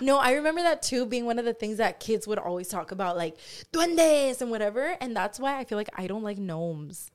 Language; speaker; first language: English; early bilingual, other home language; Spanish